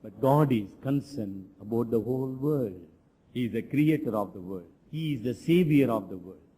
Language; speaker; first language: English; non-native, local second language; Tamil